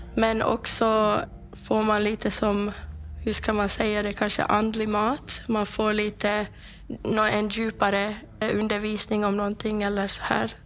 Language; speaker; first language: Swedish; early bilingual, heritage; Swedish